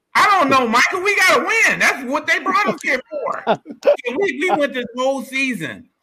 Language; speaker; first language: English; native; English